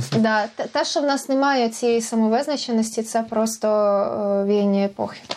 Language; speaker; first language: Ukrainian; native; Ukrainian